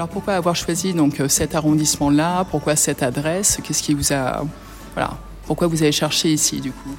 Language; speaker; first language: French; native; French